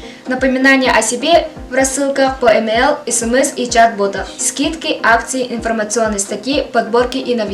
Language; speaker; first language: Russian; non-native, local second language; Yakut